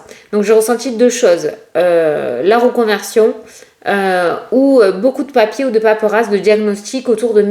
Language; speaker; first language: French; native; French